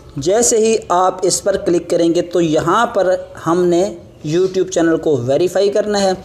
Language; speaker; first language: Urdu; non-native, local second language; Punjabi